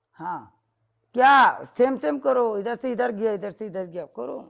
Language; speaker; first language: Hindi; non-native, learner; Bangla